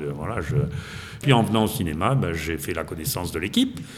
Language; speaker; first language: French; native; French